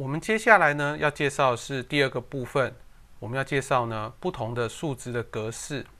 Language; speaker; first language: Chinese; native; Chinese